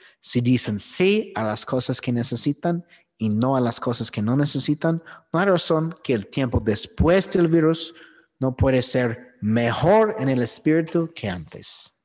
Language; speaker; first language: Spanish; non-native, fluent; English